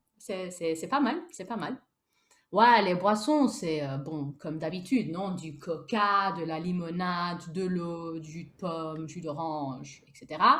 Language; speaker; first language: French; native; French